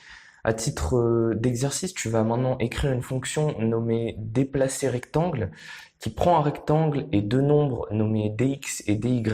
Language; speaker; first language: French; native; French